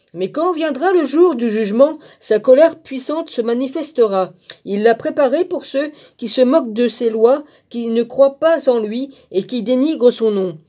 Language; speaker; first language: French; native; French